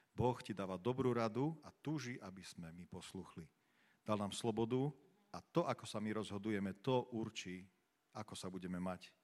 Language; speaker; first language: Slovak; native; Slovak